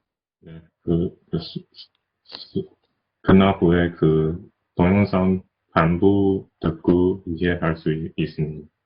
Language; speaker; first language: Korean; non-native, learner; Chinese